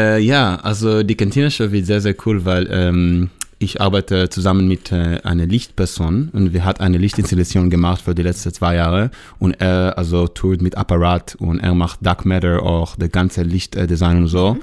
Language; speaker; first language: German; non-native, learner; Hebrew